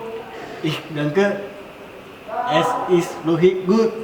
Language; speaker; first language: German; non-native, learner; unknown